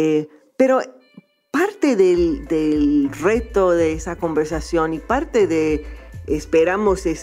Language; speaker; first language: Spanish; non-native, fluent; English